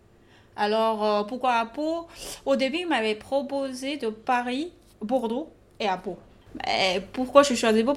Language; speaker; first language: French; non-native, fluent; Chinese